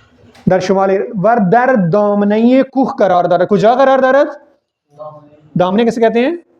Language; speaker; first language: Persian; non-native, fluent; Urdu